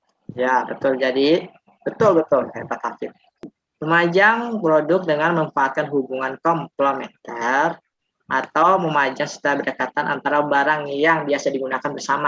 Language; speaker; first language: Indonesian; native; Indonesian